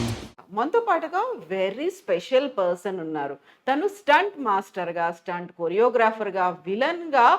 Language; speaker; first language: Telugu; native; Telugu